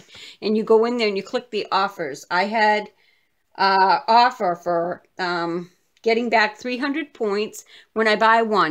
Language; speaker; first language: English; native; English